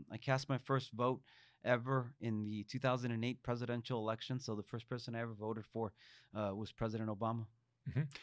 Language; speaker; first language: English; early bilingual, other home language; Spanish